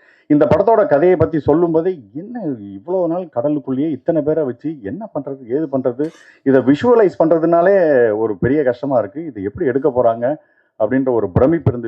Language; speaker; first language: Tamil; native; Tamil